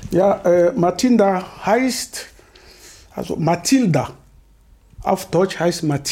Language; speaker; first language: German; non-native, fluent; Lingala